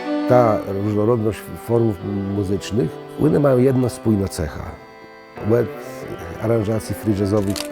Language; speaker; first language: Polish; native; Polish